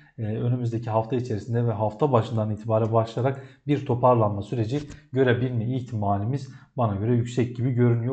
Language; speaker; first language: Turkish; native; Turkish